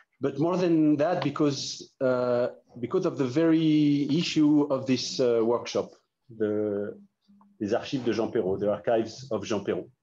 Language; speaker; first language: English; non-native, fluent; French